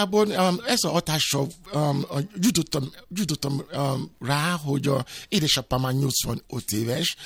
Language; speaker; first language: Hungarian; non-native, learner; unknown